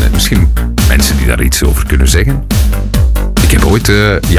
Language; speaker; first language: Dutch; native; Dutch